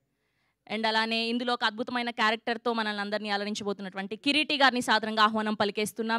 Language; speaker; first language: Telugu; native; Telugu